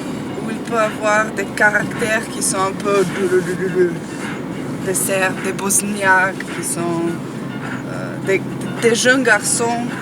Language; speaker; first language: French; non-native, fluent; Slovenian